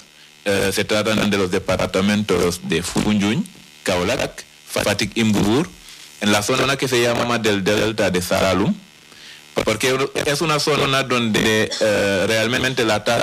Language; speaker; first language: Spanish; non-native, fluent; Wolof